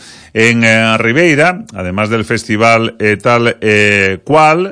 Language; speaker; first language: Spanish; native; Spanish